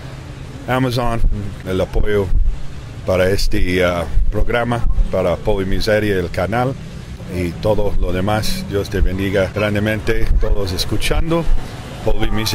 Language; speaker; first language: Spanish; early bilingual, heritage; English